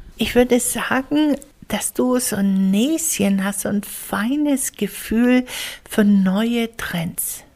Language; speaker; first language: German; native; German